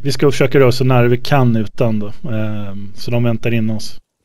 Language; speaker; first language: Swedish; native; Swedish